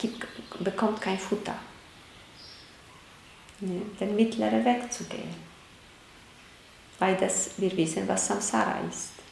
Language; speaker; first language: German; non-native, fluent; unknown